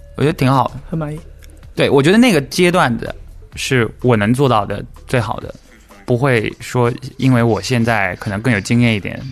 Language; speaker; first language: Chinese; native; Chinese